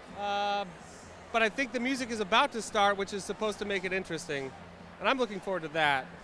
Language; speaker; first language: English; native; English